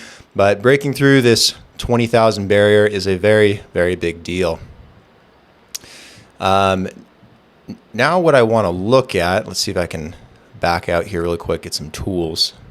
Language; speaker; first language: English; native; English